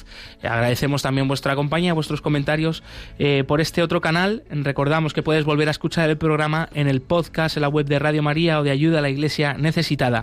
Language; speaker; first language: Spanish; native; Spanish